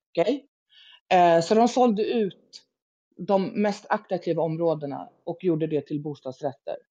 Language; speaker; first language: Swedish; native; Swedish